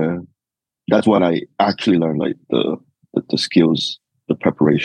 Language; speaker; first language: English; non-native, local second language; Cantonese